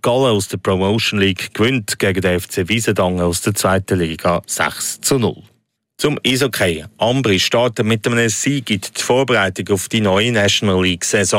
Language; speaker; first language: German; native; German